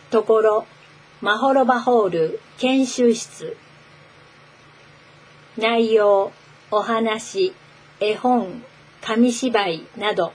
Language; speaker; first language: Japanese; native; Japanese